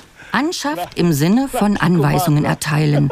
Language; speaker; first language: German; native; German